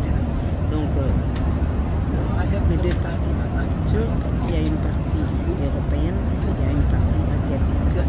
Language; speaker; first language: French; non-native, local second language; Lingala